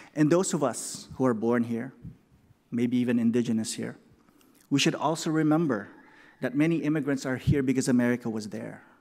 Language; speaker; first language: English; non-native, local second language; Filipino